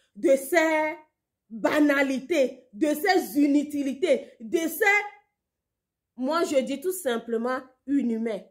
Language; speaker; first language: French; non-native, local second language; Ewe